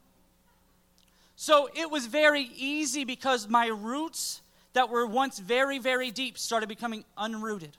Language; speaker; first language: English; native; English